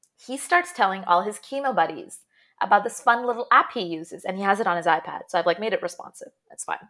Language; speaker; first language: English; non-native, fluent; Arabic